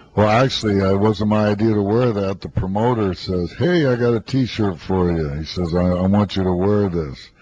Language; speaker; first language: English; native; English